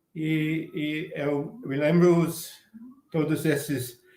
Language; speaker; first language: Portuguese; non-native, fluent; English